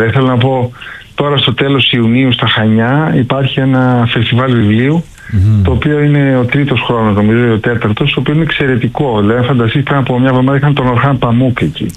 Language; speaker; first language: Greek; native; Greek